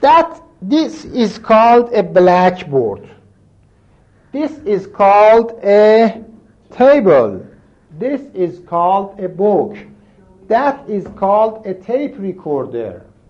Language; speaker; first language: English; non-native, fluent; Persian